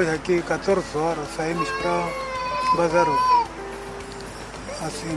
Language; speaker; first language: Portuguese; non-native, local second language; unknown